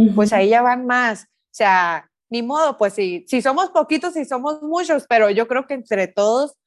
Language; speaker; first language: Spanish; native; Spanish